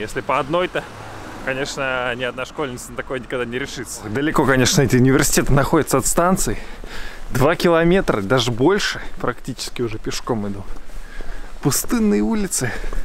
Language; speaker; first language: Russian; native; Russian